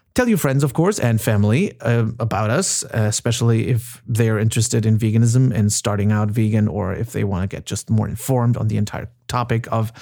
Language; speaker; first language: English; non-native, fluent; German